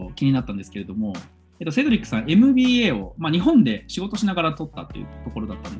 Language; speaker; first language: Japanese; native; Japanese